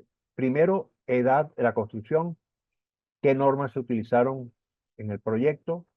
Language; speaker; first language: Spanish; native; Spanish